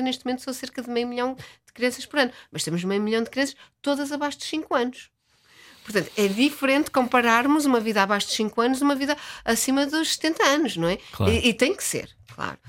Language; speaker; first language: Portuguese; native; Portuguese